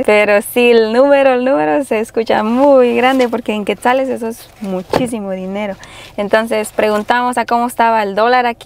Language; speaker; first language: Spanish; native; Spanish